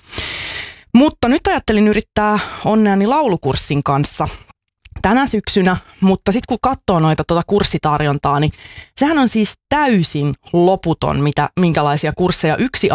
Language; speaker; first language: Finnish; native; Finnish